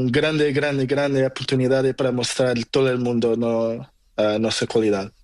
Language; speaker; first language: Spanish; non-native, learner; Portuguese